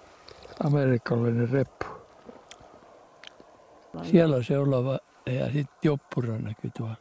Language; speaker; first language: Finnish; native; Finnish